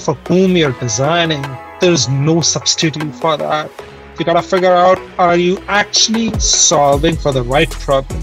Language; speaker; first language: English; non-native, local second language; Hindi